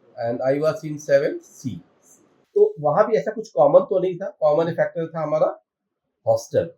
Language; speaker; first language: Hindi; native; Hindi